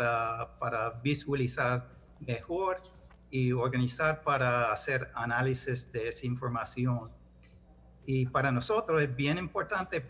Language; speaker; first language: Spanish; non-native, fluent; English